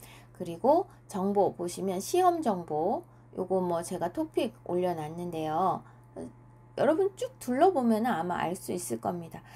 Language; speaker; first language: Korean; native; Korean